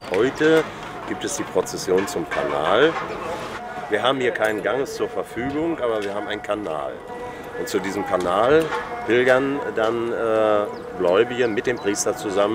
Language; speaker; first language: German; native; German